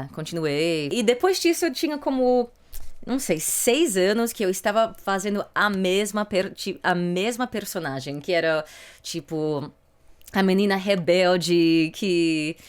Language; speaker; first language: Portuguese; early bilingual, heritage; English